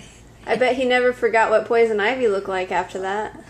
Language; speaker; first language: English; native; English